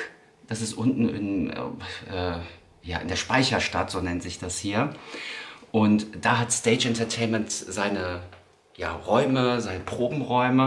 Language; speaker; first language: German; native; German